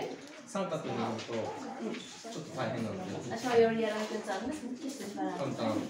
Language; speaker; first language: Japanese; native; Japanese